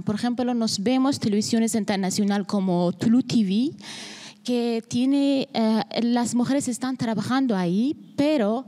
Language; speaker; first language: Spanish; non-native, learner; Persian